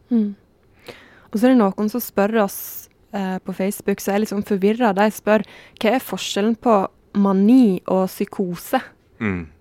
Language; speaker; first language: Norwegian; native; Norwegian